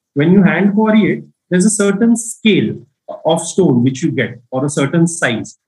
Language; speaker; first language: English; non-native, local second language; Marathi